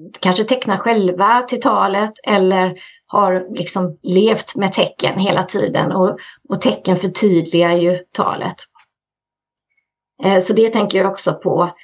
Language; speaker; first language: Swedish; native; Swedish